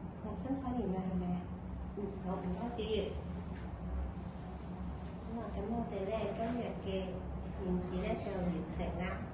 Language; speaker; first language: Cantonese; native; Cantonese